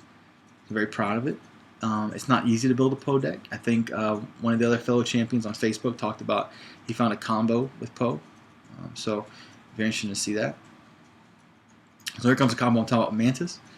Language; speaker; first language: English; native; English